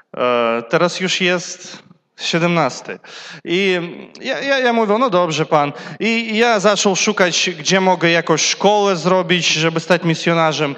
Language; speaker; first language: Polish; non-native, learner; Russian